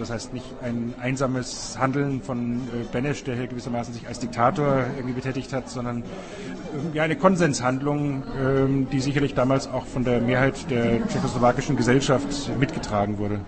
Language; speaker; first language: German; native; German